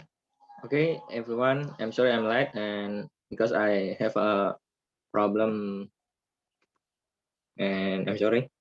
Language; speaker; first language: English; non-native, learner; Indonesian